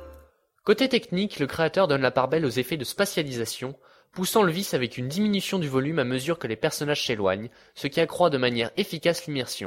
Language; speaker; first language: French; native; French